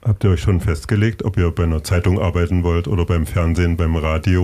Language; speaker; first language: German; native; German